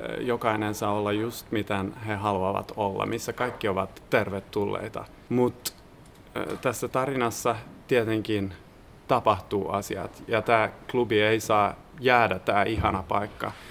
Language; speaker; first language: Finnish; non-native, fluent; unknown